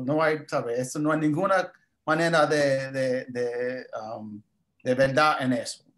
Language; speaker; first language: Spanish; early bilingual, heritage; English